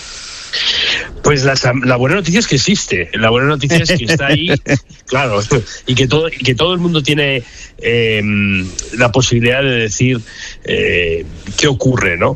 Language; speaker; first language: Spanish; native; Spanish